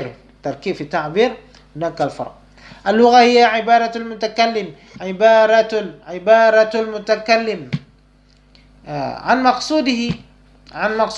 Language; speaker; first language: Arabic; non-native, fluent; Indonesian